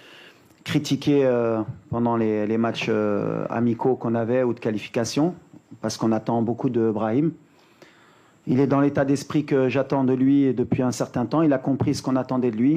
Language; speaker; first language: French; native; French